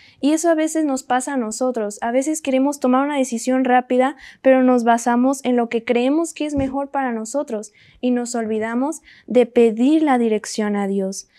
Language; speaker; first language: Spanish; native; Spanish